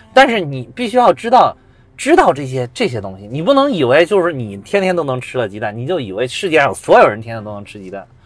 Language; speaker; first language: Chinese; native; Chinese